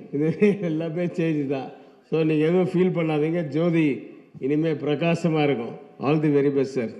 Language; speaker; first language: Tamil; native; Tamil